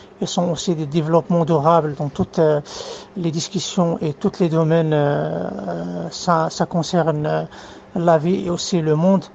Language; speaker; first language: French; non-native, fluent; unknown